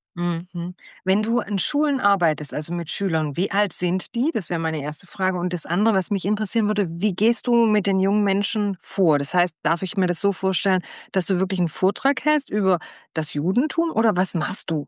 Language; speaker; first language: German; native; German